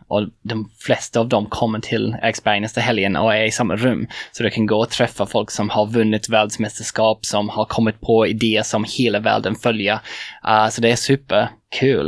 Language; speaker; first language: Swedish; non-native, fluent; English